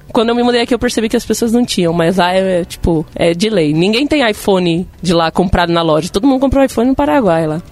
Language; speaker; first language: Portuguese; early bilingual, other home language; Spanish